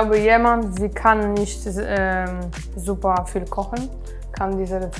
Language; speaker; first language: German; non-native, learner; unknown